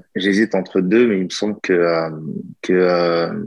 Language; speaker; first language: French; native; French